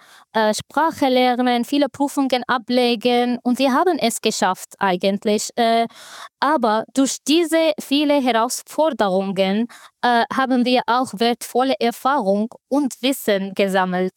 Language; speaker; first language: German; non-native, fluent; Arabic